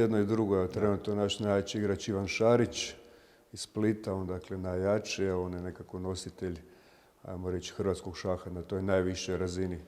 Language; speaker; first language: Croatian; native; Croatian